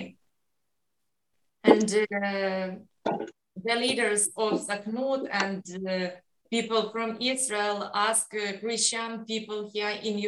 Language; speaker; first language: English; non-native, learner; Ukrainian